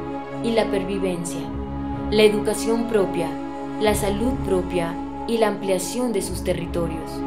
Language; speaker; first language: Spanish; native; Spanish